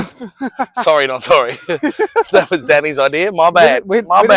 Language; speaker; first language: English; native; English